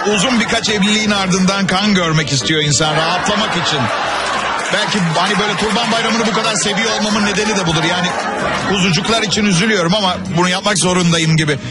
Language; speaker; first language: Turkish; native; Turkish